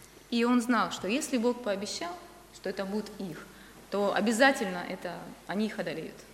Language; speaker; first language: Russian; native; Russian